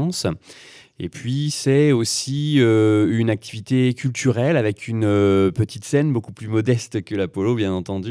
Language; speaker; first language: French; native; French